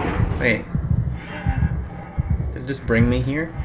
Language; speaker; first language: English; native; English